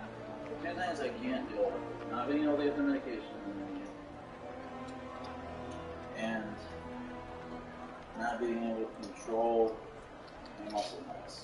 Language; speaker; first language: English; native; English